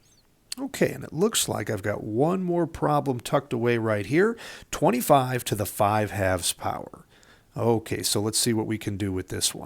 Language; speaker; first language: English; native; English